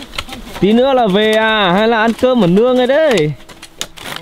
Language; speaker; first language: Vietnamese; native; Vietnamese